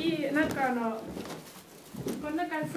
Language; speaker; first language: Japanese; non-native, learner; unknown